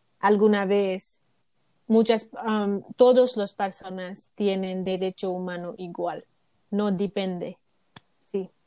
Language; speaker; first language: Spanish; non-native, learner; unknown